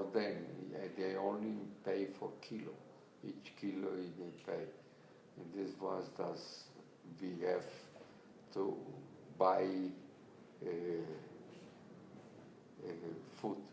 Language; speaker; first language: English; non-native, learner; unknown